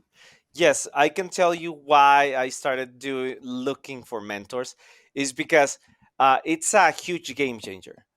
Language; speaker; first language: English; non-native, fluent; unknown